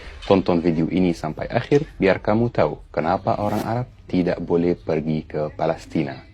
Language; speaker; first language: Indonesian; non-native, fluent; Arabic